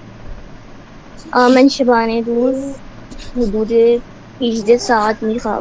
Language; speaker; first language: Persian; non-native, learner; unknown